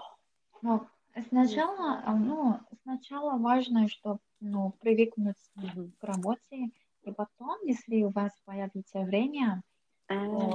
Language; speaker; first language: Russian; non-native, learner; Korean